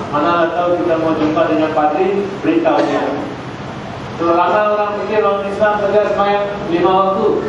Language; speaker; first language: Malay; non-native, local second language; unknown